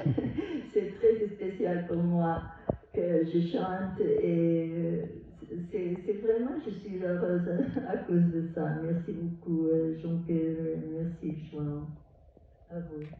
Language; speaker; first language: French; non-native, fluent; Portuguese